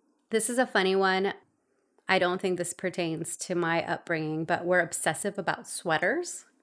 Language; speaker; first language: English; early bilingual, other home language; Spanish